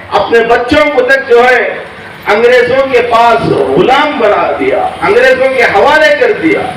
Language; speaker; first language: Urdu; native; Urdu